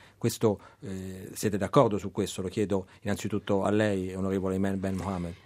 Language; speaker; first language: Italian; native; Italian